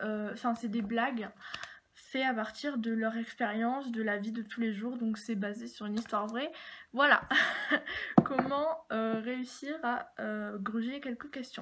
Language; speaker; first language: French; native; French